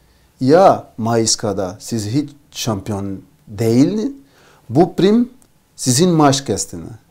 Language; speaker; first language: Turkish; non-native, learner; Portuguese